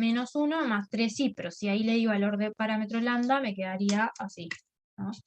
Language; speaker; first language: Spanish; native; Spanish